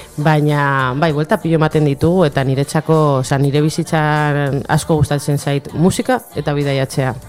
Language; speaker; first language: Basque; non-native, local second language; Spanish